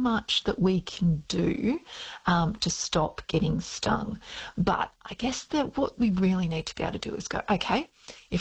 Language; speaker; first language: English; native; English